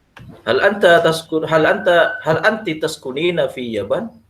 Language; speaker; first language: Arabic; non-native, fluent; Indonesian